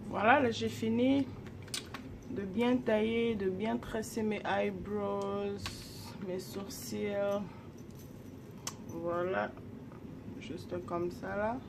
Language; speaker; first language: French; non-native, local second language; Lingala